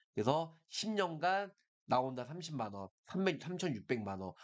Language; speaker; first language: Korean; native; Korean